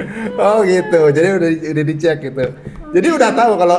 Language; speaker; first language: Indonesian; native; Indonesian